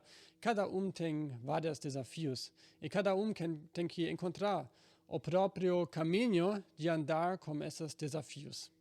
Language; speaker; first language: Portuguese; non-native, fluent; German